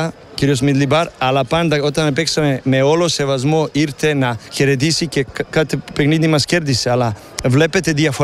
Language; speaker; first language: Greek; non-native, learner; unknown